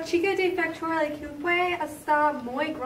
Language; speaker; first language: Spanish; non-native, learner; English